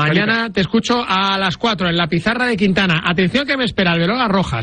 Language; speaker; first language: Spanish; native; Spanish